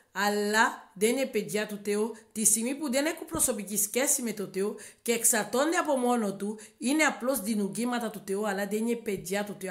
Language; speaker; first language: Greek; non-native, learner; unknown